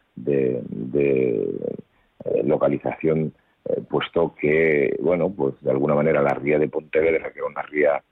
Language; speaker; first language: Spanish; native; Spanish